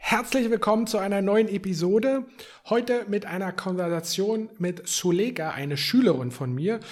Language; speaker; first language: German; native; German